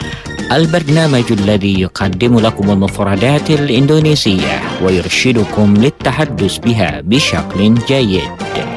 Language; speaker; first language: Arabic; non-native, fluent; Indonesian